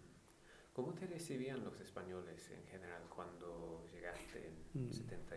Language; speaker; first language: Spanish; non-native, fluent; English